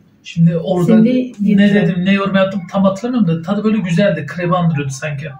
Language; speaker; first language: Turkish; native; Turkish